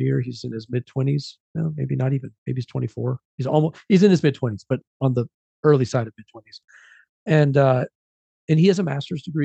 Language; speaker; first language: English; native; English